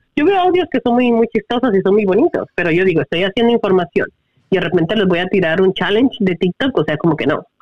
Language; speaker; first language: Spanish; native; Spanish